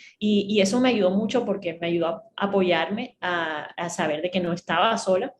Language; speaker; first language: Spanish; native; Spanish